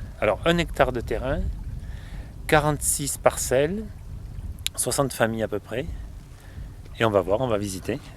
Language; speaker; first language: French; native; French